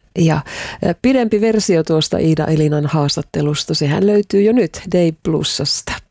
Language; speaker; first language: Finnish; native; Finnish